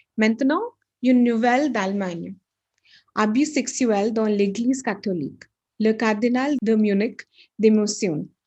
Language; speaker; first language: French; non-native, learner; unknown